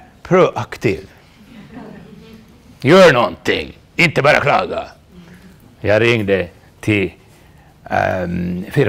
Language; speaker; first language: Swedish; non-native, local second language; Finnish